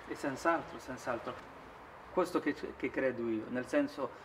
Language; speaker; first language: Italian; non-native, fluent; Arabic